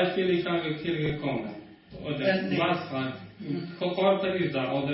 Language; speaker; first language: German; non-native, learner; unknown